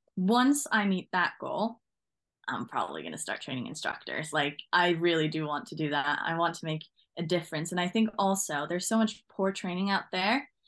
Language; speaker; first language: English; non-native, fluent; Norwegian